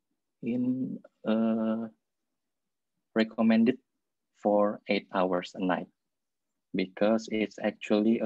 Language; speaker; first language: English; non-native, fluent; Indonesian